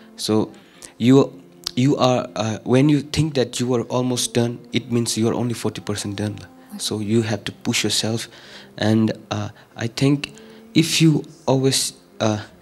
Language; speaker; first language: English; non-native, fluent; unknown